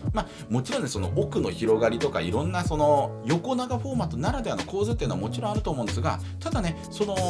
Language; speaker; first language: Japanese; native; Japanese